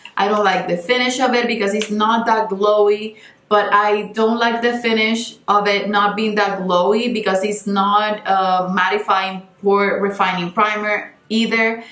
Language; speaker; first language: English; non-native, fluent; Spanish